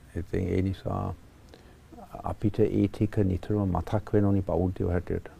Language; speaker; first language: Sinhala; non-native, fluent; English